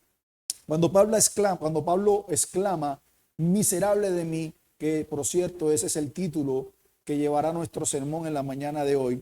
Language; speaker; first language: Spanish; native; Spanish